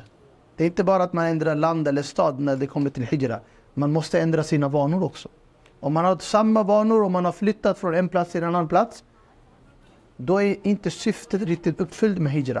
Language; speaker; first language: Swedish; non-native, fluent; Urdu